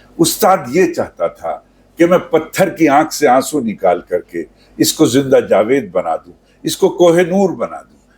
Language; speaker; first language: Urdu; native; Urdu